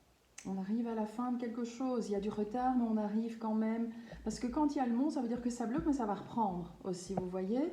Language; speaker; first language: French; native; French